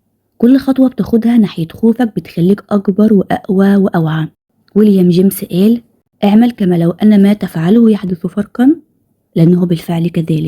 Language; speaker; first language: Arabic; native; Arabic